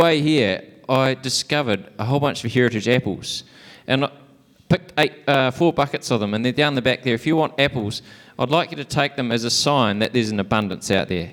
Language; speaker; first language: English; native; English